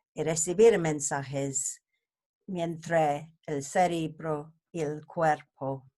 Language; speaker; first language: Spanish; non-native, learner; English